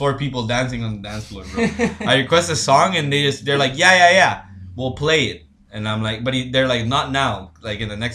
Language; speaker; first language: English; non-native, fluent; Spanish